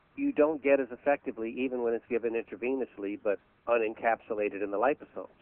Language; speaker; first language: English; native; English